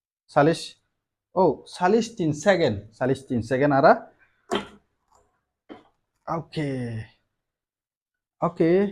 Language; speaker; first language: English; non-native, learner; Rohingya